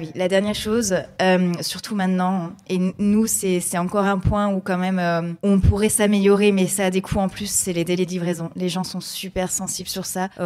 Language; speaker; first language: French; native; French